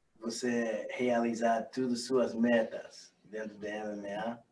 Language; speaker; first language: Portuguese; non-native, learner; English